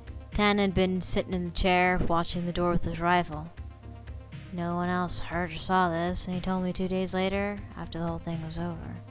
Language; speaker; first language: English; native; English